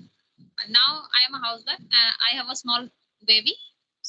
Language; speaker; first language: English; non-native, local second language; Hindi